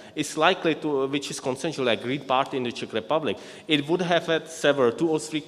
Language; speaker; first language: English; non-native, fluent; Czech